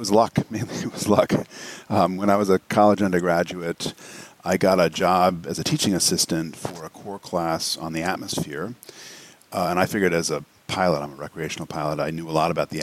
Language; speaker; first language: English; native; English